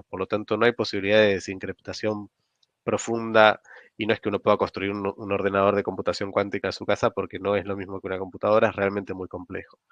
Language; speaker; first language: Spanish; native; Spanish